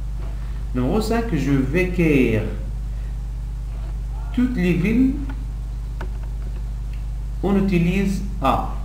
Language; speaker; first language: French; non-native, local second language; Arabic